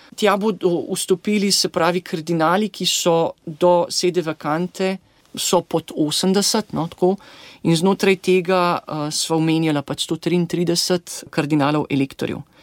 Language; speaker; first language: Slovenian; native; Slovenian